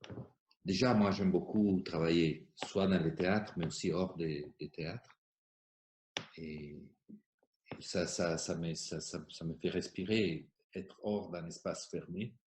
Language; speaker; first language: French; non-native, fluent; Italian